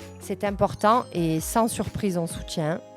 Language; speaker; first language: French; native; French